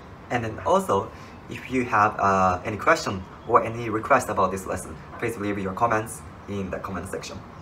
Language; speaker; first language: English; non-native, fluent; Japanese